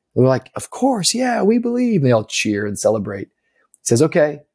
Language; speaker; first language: English; native; English